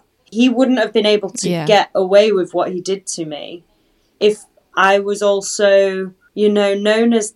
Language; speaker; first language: English; native; English